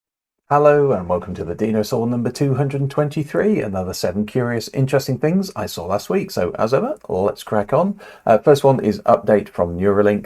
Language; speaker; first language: English; native; English